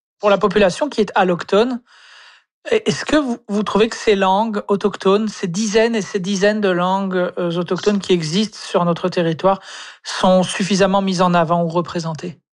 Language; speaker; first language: French; native; French